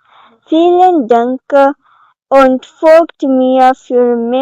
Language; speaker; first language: German; non-native, learner; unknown